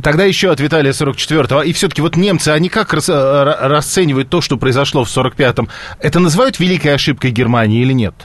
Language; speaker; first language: Russian; native; Russian